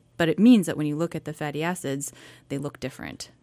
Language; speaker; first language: English; native; English